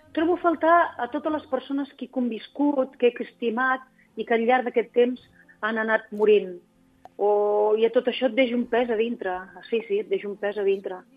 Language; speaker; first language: Catalan; native; Catalan